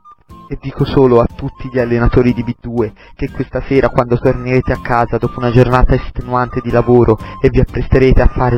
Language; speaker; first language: Italian; native; Italian